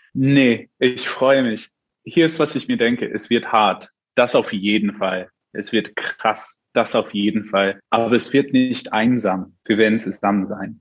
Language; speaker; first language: German; non-native, fluent; English